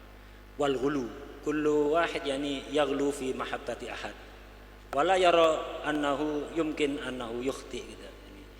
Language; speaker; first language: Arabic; non-native, fluent; Indonesian